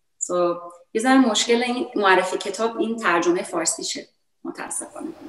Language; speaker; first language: Persian; early bilingual, heritage; Persian